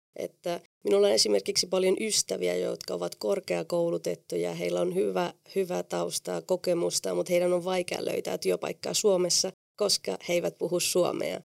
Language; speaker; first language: Finnish; non-native, fluent; Spanish